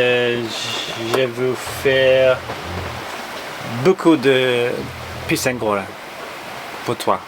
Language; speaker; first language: French; non-native, learner; English